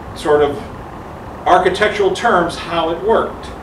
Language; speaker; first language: English; native; English